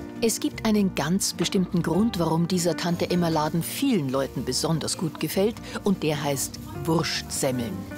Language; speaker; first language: German; native; German